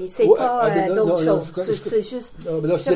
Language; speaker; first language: French; non-native, learner; English